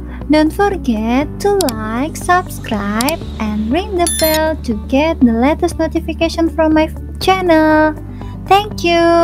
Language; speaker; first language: English; non-native, fluent; Indonesian